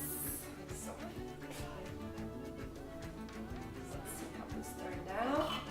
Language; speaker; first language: English; non-native, fluent; Portuguese